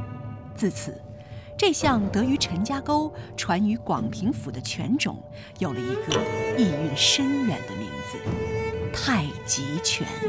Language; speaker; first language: Chinese; native; Chinese